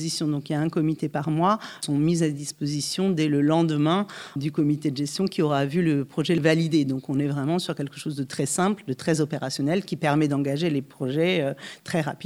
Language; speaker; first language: French; native; French